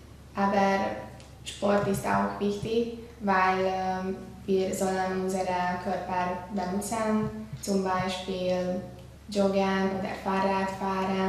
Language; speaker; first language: German; non-native, learner; Hungarian